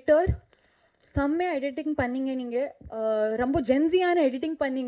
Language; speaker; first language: Tamil; non-native, learner; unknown